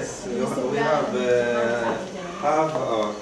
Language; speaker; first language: English; non-native, fluent; Arabic